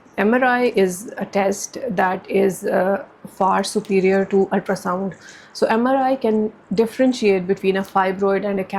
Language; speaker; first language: English; non-native, local second language; Urdu